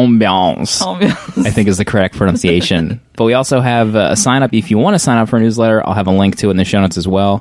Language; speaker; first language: English; native; English